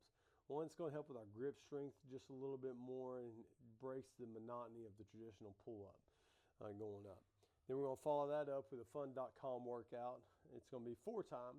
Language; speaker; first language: English; native; English